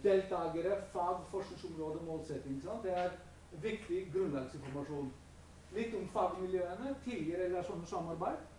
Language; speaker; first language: Norwegian; non-native, fluent; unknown